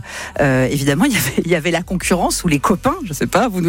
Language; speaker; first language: French; native; French